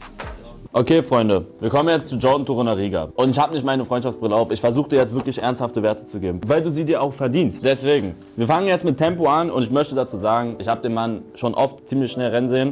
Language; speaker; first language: German; native; German